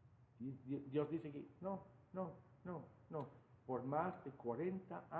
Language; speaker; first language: Spanish; non-native, fluent; English